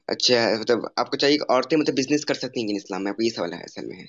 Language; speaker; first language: Hindi; native; Hindi